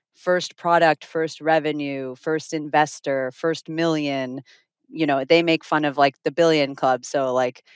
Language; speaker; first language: English; non-native, fluent; Finnish